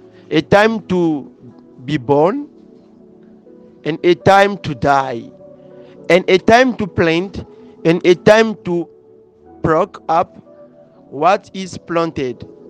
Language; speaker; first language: English; non-native, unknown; Lingala